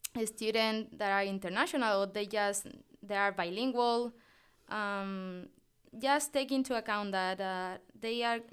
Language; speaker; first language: English; non-native, fluent; Spanish